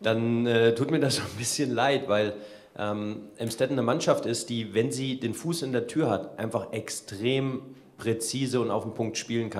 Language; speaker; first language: German; native; German